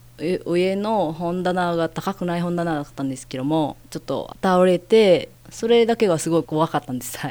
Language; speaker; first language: Japanese; non-native, fluent; Vietnamese